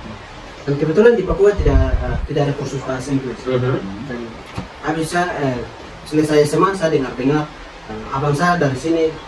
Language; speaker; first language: Indonesian; non-native, local second language; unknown